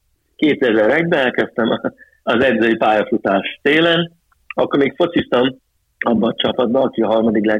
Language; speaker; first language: Hungarian; early bilingual, heritage; Hungarian